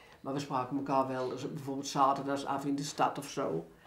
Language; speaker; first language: Dutch; native; Dutch